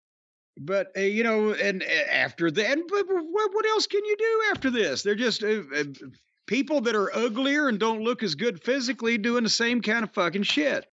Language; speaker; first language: English; native; English